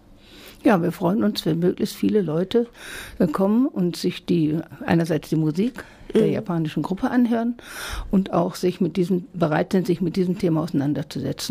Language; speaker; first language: German; native; German